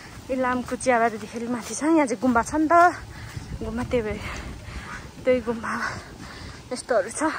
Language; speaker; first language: Nepali; native; Nepali